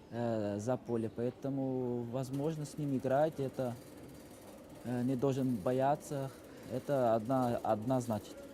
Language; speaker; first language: Russian; non-native, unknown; Portuguese